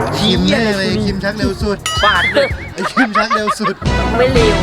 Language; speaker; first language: Thai; native; Thai